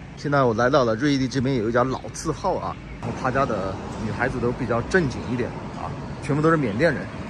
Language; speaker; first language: Chinese; native; Chinese